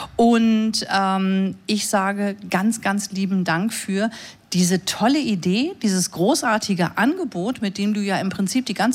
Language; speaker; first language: German; native; German